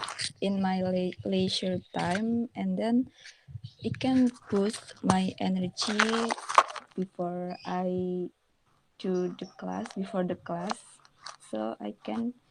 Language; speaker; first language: English; non-native, learner; Indonesian